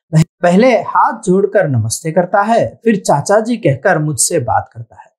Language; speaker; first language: Hindi; non-native, local second language; Telugu